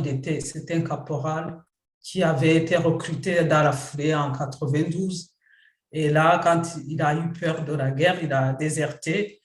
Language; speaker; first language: French; non-native, local second language; Kinyarwanda